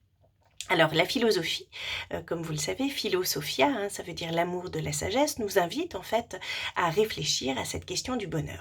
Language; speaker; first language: French; native; French